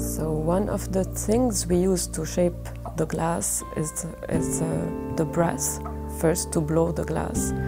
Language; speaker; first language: English; non-native, fluent; Arabic